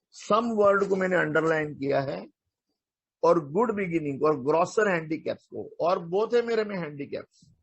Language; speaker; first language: Hindi; non-native, local second language; Marathi